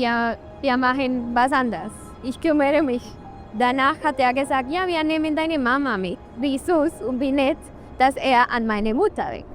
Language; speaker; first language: German; non-native, fluent; Spanish